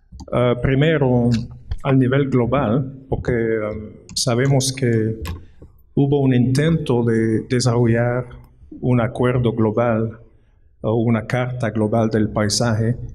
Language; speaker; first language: Spanish; non-native, fluent; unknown